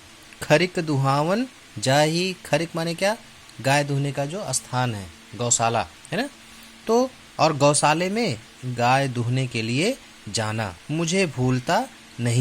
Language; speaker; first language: Hindi; native; Hindi